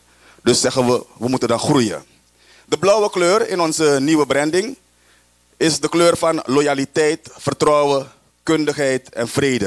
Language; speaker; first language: Dutch; native; Dutch